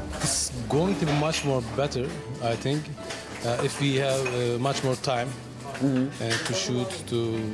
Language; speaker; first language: English; non-native, learner; Turkish